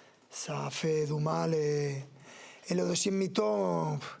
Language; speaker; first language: French; non-native, learner; Spanish